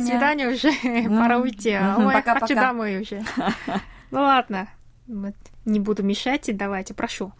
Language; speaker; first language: Russian; non-native, fluent; Korean